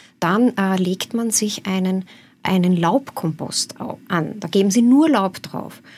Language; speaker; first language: German; native; German